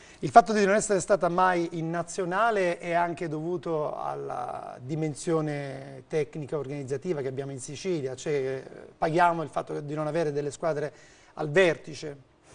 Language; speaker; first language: Italian; native; Italian